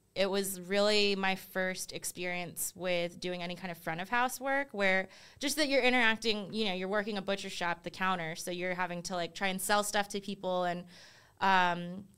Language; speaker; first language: English; native; English